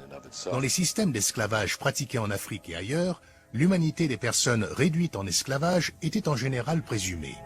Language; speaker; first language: French; native; French